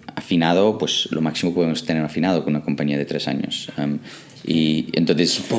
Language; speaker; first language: Spanish; non-native, fluent; English